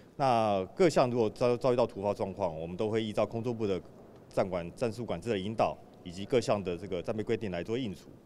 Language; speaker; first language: Chinese; native; Chinese